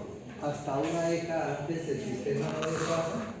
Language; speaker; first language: Spanish; native; Spanish